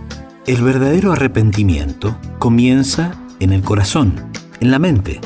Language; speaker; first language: Spanish; native; Spanish